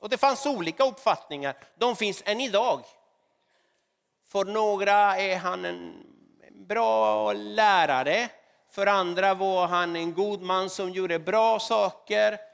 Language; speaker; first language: Swedish; non-native, fluent; Spanish